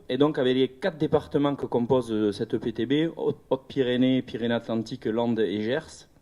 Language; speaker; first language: French; native; French